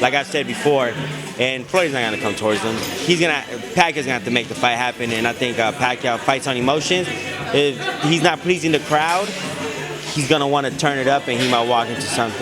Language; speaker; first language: English; native; English